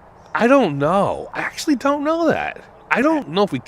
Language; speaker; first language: English; native; English